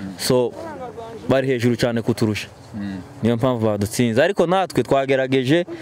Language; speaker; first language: Kinyarwanda; native; Kinyarwanda